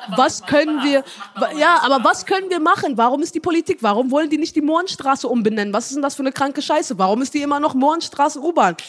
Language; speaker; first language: German; early bilingual, heritage; German